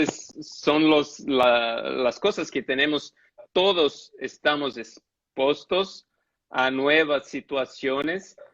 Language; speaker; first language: Spanish; non-native, fluent; Portuguese